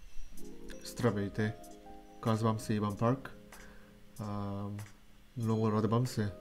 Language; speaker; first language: Bulgarian; non-native, learner; Korean